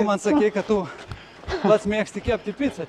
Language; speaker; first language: Lithuanian; native; Lithuanian